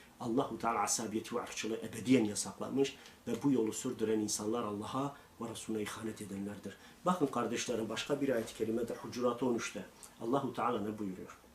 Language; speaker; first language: Turkish; non-native, local second language; Kurdish